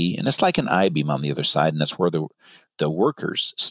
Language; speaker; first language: English; native; English